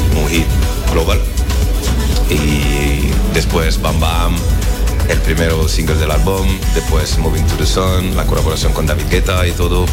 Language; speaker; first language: Spanish; non-native, learner; French